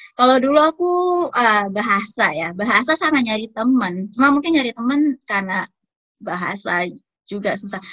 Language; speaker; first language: Indonesian; native; Indonesian